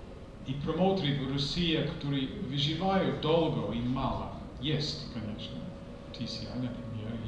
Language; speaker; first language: Russian; non-native, fluent; English